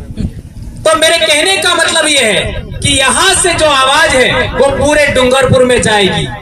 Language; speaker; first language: Hindi; non-native, local second language; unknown